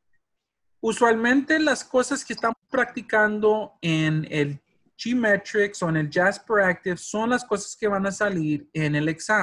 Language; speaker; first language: Spanish; early bilingual, heritage; Spanish